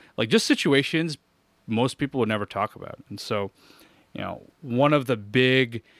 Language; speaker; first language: English; native; English